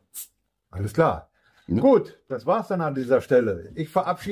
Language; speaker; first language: German; native; German